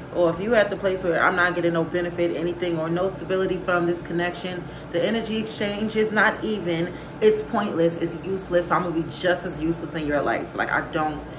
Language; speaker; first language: English; native; English